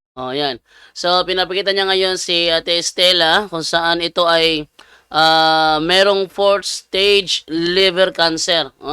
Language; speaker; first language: Filipino; non-native, local second language; Cebuano